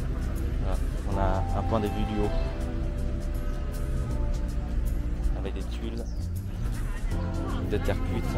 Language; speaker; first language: French; non-native, fluent; Vietnamese